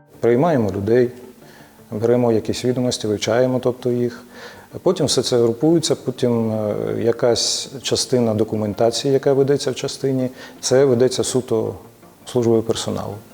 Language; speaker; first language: Ukrainian; native; Ukrainian